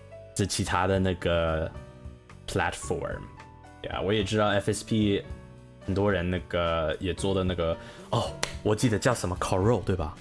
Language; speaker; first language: Chinese; non-native, learner; English